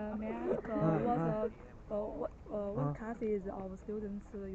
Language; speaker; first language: English; non-native, learner; Chinese